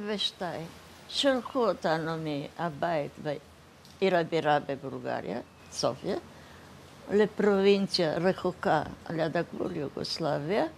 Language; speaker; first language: Hebrew; early bilingual, other home language; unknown